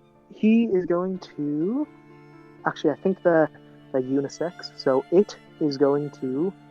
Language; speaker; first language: English; native; English